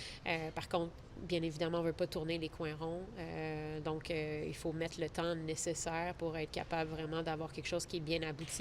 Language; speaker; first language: French; native; French